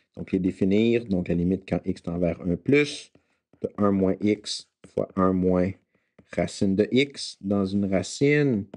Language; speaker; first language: French; native; French